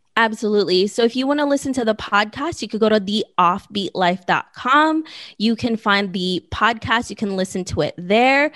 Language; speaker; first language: English; early bilingual, other home language; Filipino